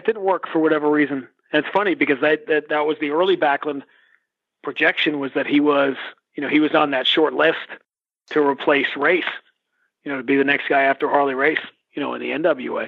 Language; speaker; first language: English; native; English